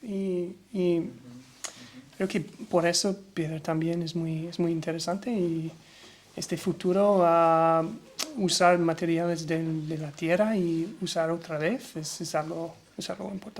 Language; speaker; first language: Spanish; non-native, learner; English